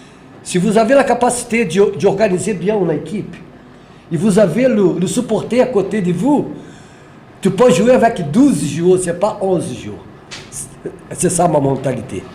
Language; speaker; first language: French; non-native, learner; Portuguese